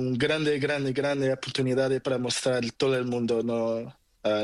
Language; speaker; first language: Spanish; non-native, learner; Portuguese